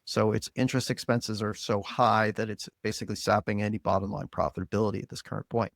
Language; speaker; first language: English; native; English